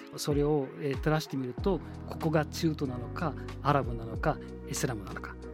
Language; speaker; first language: Japanese; non-native, fluent; Arabic